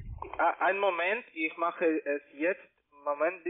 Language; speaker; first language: German; non-native, learner; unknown